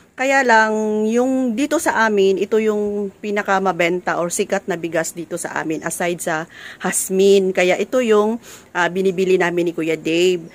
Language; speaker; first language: Filipino; native; Filipino